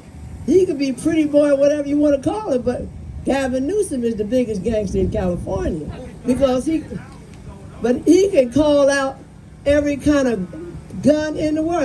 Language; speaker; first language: English; native; English